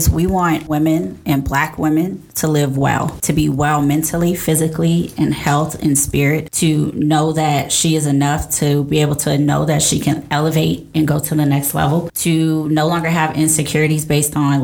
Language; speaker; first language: English; native; English